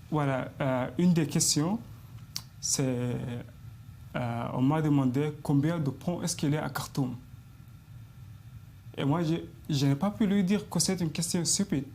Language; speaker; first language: French; non-native, fluent; Arabic